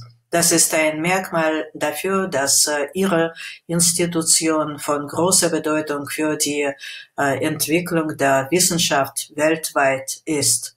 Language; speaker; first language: German; non-native, fluent; Russian